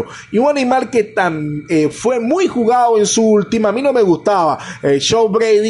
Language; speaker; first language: Spanish; native; Spanish